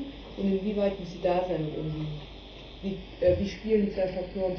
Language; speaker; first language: German; native; German